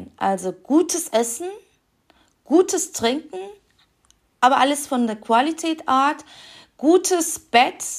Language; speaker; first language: German; non-native, fluent; Turkish